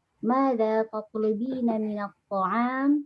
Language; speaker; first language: Arabic; non-native, learner; Indonesian